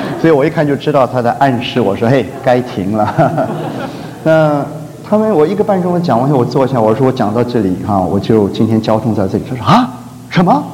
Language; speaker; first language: Chinese; native; Chinese